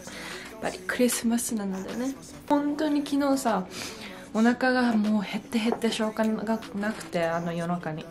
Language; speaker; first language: Japanese; native; Japanese